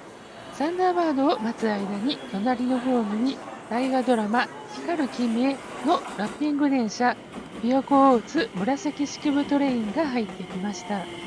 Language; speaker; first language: Japanese; native; Japanese